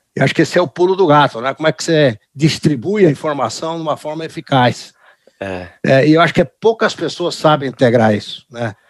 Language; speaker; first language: Portuguese; native; Portuguese